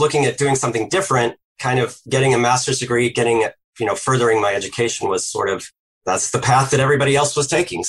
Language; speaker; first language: English; native; English